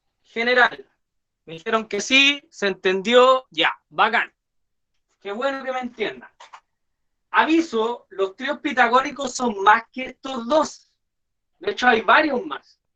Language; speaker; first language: Spanish; native; Spanish